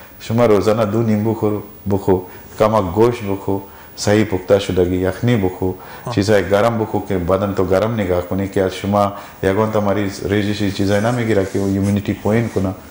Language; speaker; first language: Persian; non-native, learner; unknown